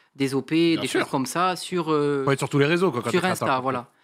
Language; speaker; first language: French; native; French